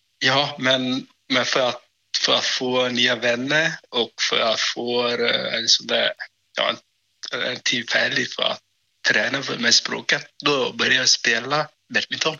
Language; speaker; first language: Swedish; non-native, fluent; Vietnamese